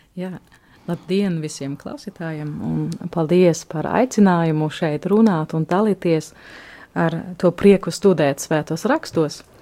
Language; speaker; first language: Latvian; non-native, fluent; German